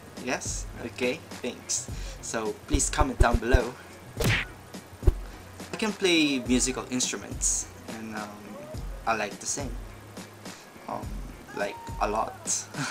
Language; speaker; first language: English; non-native, local second language; Filipino